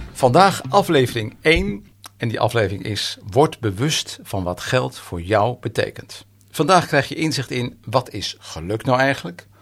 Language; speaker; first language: Dutch; native; Dutch